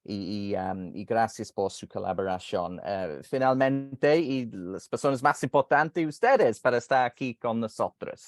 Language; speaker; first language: Spanish; non-native, fluent; English